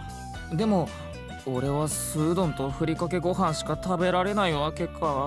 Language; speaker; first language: Japanese; native; Japanese